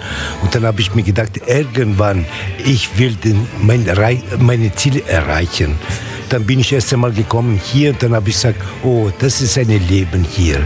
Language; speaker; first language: German; non-native, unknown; Italian